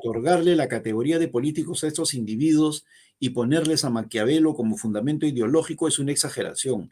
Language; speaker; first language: Spanish; native; Spanish